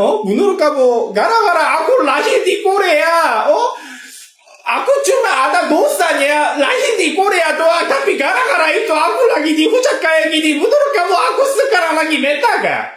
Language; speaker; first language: Indonesian; non-native, learner; Korean